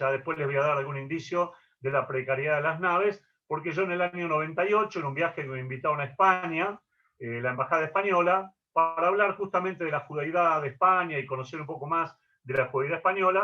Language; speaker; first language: Spanish; native; Spanish